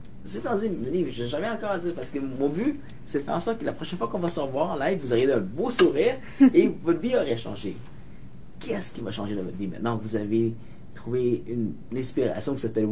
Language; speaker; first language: French; native; French